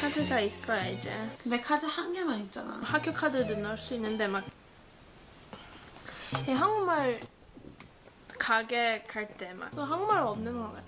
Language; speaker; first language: Korean; early bilingual, heritage; English